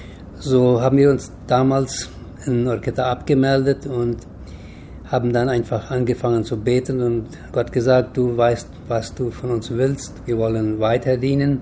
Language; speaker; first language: German; early bilingual, heritage; German